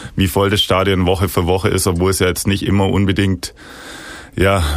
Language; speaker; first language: German; native; German